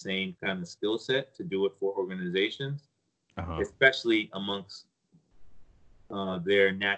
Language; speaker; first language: English; native; English